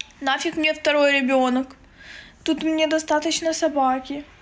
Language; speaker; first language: Russian; non-native, local second language; Ukrainian